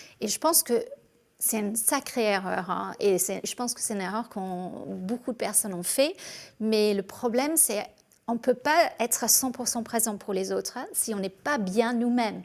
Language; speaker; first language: French; non-native, fluent; English